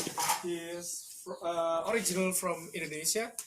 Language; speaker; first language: English; non-native, fluent; Indonesian